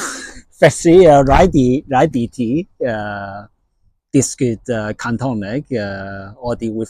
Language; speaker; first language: Welsh; non-native, learner; Cantonese